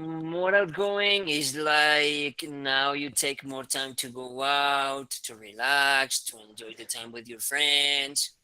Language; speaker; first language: English; non-native, fluent; Spanish